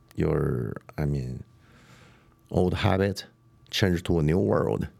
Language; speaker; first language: English; non-native, learner; Chinese